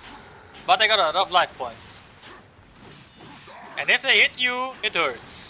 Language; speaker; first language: English; native; English